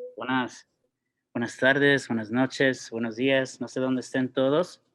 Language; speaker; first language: Spanish; early bilingual, heritage; Spanish